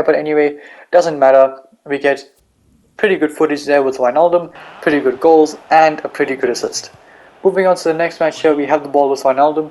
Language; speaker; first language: English; native; English